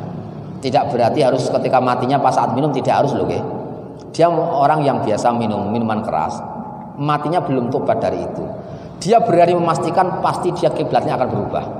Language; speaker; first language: Indonesian; native; Indonesian